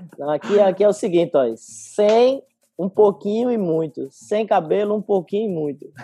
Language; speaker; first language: Portuguese; native; Portuguese